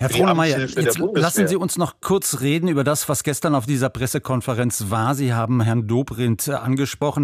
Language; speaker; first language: German; native; German